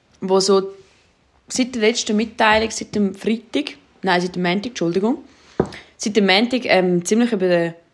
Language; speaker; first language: German; native; German